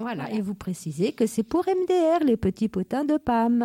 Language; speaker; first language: French; native; French